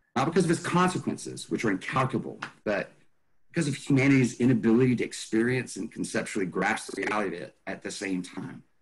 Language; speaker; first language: English; native; English